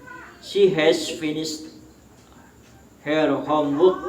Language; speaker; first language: English; non-native, fluent; Indonesian